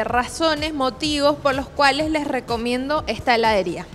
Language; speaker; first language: Spanish; native; Spanish